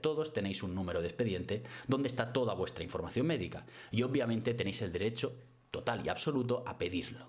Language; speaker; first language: Spanish; native; Spanish